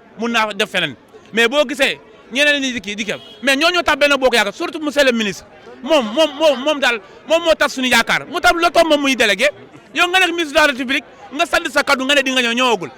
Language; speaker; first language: Wolof; non-native, local second language; Mandingo